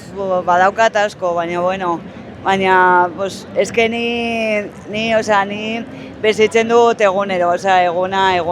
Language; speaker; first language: Basque; non-native, learner; Spanish